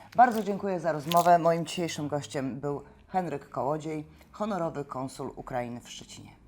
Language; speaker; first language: Polish; native; Polish